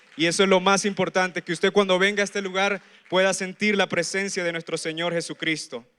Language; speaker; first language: Spanish; native; Spanish